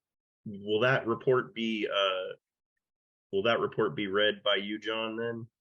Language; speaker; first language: English; native; English